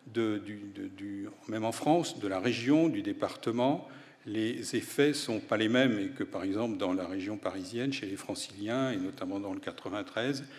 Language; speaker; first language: French; native; French